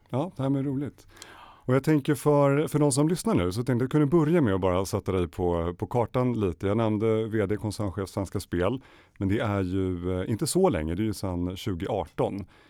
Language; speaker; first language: Swedish; native; Swedish